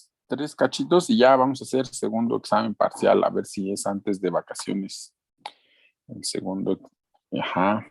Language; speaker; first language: Spanish; native; Spanish